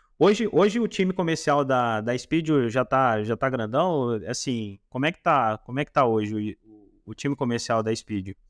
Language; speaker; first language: Portuguese; native; Portuguese